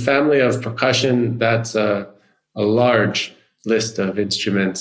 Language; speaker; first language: English; native; English